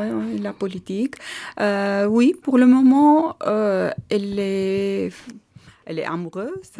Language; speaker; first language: French; non-native, learner; Armenian